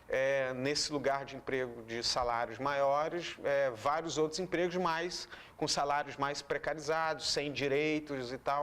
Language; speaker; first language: Portuguese; native; Portuguese